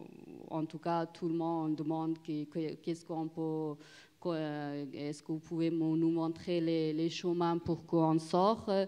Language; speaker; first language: French; non-native, learner; Persian